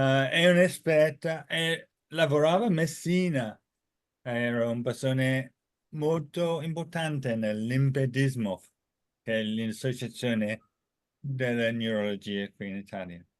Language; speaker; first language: Italian; non-native, fluent; English